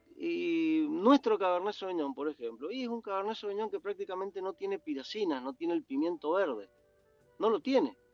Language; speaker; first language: Spanish; native; Spanish